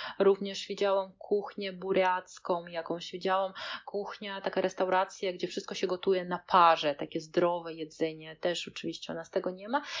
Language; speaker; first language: Polish; non-native, fluent; Russian